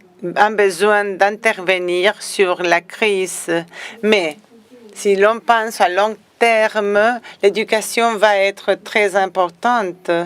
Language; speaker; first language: French; non-native, fluent; Spanish